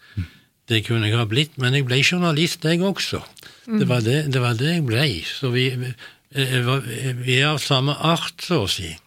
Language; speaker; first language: Norwegian; native; Norwegian